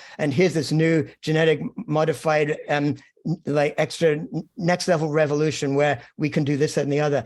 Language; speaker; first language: English; native; English